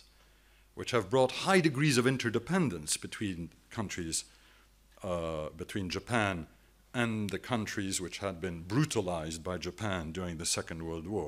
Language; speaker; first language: English; non-native, fluent; French